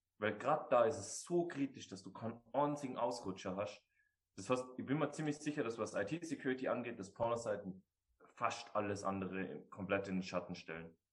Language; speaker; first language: German; native; German